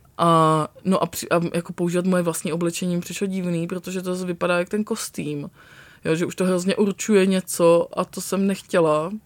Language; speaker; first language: Czech; native; Czech